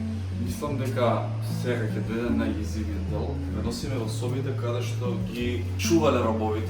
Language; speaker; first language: Macedonian; native; Macedonian